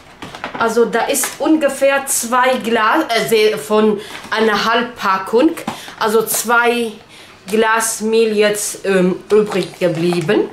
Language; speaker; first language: German; non-native, learner; Turkish